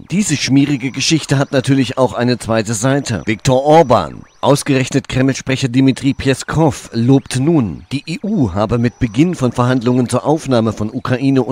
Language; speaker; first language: German; native; German